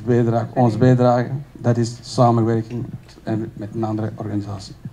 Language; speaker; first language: Dutch; non-native, learner; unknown